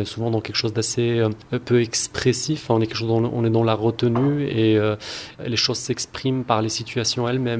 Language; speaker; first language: French; non-native, local second language; Arabic